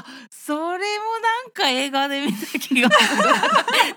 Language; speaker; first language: Japanese; early bilingual, heritage; Japanese